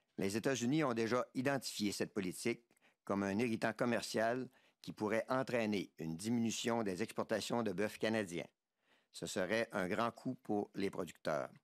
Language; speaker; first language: French; native; French